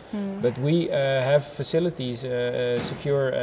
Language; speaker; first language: English; non-native, fluent; Dutch